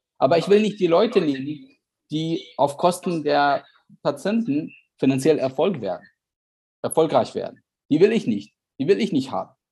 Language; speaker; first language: German; non-native, fluent; Arabic